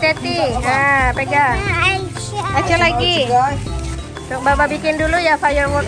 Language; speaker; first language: Indonesian; native; Indonesian